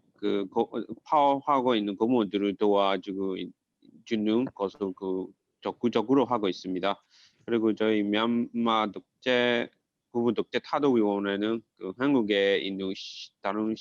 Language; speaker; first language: Korean; non-native, fluent; Burmese